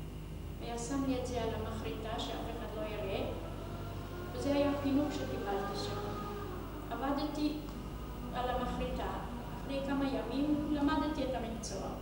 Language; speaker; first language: Hebrew; non-native, fluent; Hungarian